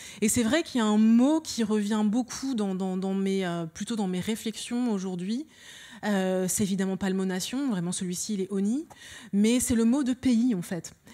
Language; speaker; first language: French; early bilingual, other home language; Lingala